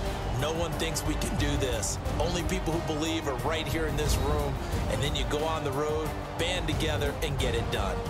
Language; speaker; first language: English; native; English